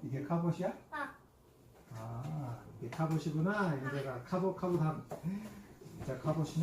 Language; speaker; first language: Korean; native; Korean